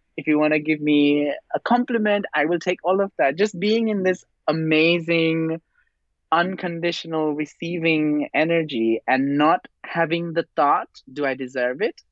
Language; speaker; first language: English; non-native, fluent; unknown